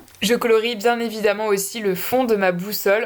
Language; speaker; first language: French; native; French